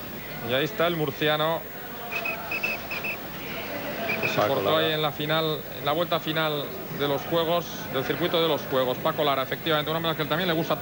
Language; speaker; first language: Spanish; native; Spanish